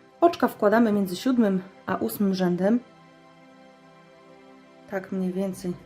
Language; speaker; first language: Polish; native; Polish